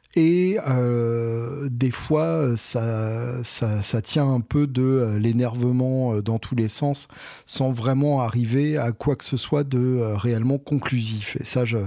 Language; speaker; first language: French; native; French